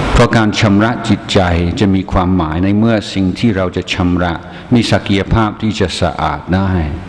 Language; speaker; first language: Thai; non-native, fluent; English